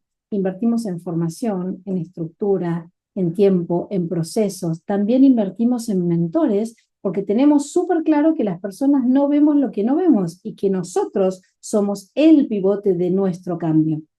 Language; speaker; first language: Spanish; native; Spanish